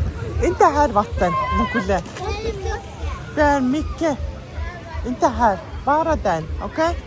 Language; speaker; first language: Swedish; non-native, learner; Mongolian